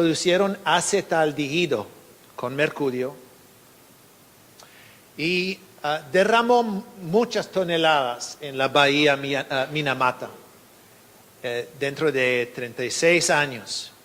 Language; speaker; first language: Spanish; non-native, fluent; English